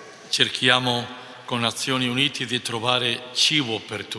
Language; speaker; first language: Italian; non-native, fluent; Spanish